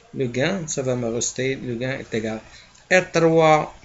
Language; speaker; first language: French; non-native, local second language; Arabic